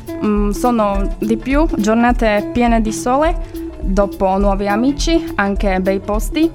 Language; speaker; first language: Italian; non-native, learner; Slovak